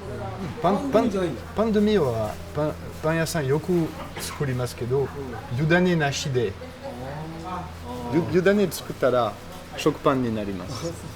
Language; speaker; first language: Japanese; non-native, learner; French